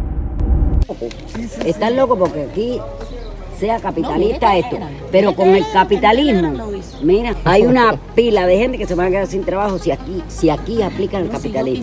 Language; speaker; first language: Spanish; native; Spanish